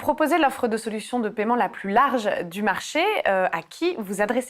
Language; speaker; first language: French; native; French